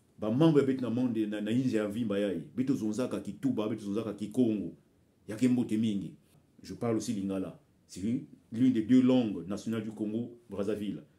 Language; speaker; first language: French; non-native, local second language; Bembe